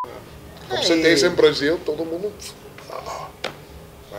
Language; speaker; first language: Portuguese; non-native, learner; English